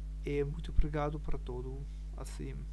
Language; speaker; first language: Portuguese; non-native, learner; German